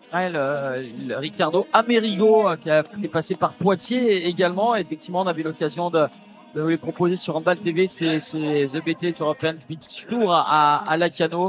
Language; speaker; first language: French; native; French